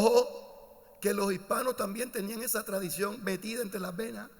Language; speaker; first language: Spanish; native; Spanish